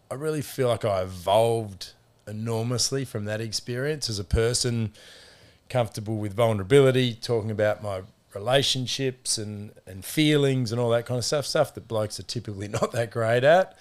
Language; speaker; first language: English; native; English